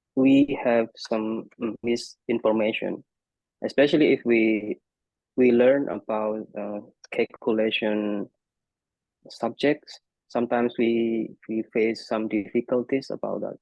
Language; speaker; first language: English; non-native, fluent; Indonesian